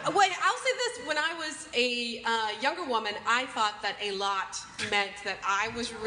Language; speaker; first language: English; native; English